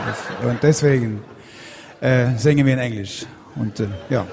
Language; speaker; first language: German; non-native, learner; Swedish